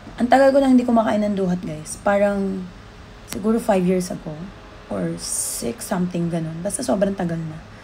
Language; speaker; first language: Filipino; native; Filipino